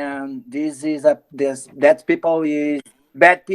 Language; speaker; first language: English; non-native, learner; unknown